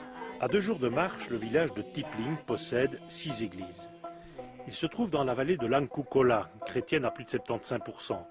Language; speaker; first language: French; native; French